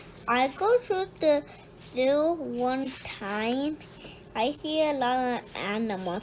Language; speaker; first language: English; early bilingual, other home language; Spanish